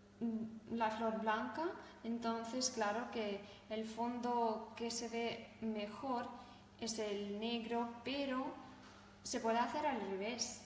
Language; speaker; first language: Spanish; non-native, fluent; Russian